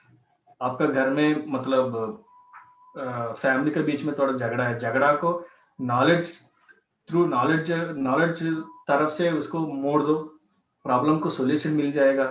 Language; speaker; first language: Hindi; non-native, local second language; Telugu